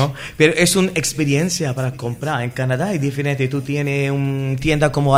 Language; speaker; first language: Spanish; non-native, learner; English